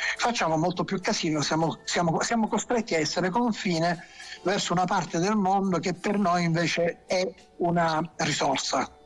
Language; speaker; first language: Italian; native; Italian